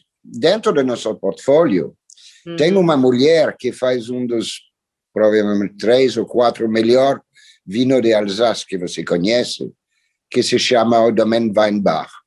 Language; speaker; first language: Portuguese; non-native, fluent; French